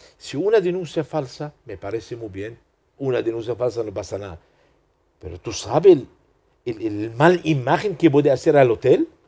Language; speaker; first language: Spanish; non-native, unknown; Arabic